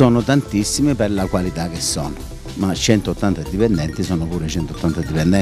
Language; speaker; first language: Italian; native; Italian